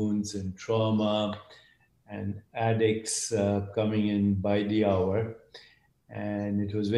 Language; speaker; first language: English; non-native, local second language; Hindi